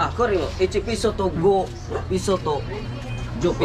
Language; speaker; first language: Japanese; non-native, learner; Cebuano